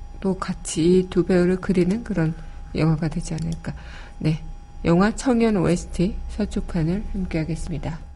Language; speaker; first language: Korean; native; Korean